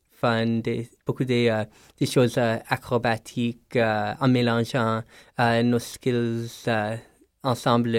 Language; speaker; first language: French; non-native, local second language; English